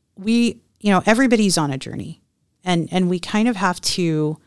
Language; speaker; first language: English; native; English